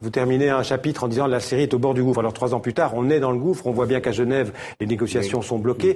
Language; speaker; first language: French; native; French